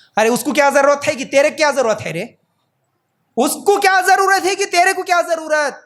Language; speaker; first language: Urdu; native; Urdu